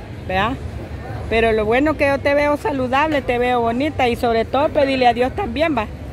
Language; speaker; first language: Spanish; native; Spanish